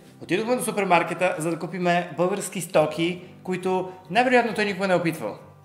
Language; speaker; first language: Bulgarian; native; Bulgarian